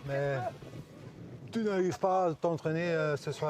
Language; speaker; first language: French; non-native, local second language; Dutch